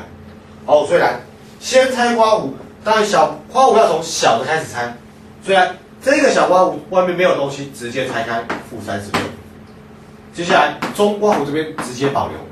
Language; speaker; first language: Chinese; native; Chinese